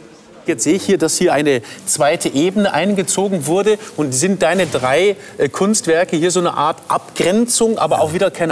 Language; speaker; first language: German; native; German